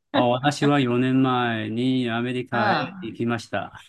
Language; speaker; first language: Japanese; non-native, learner; Chinese